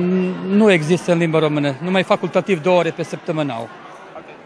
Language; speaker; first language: Romanian; early bilingual, heritage; Romanian